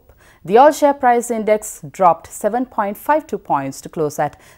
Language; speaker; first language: English; non-native, local second language; Sinhala